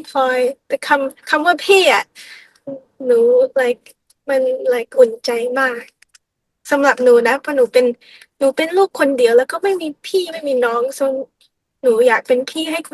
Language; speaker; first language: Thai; early bilingual, heritage; Thai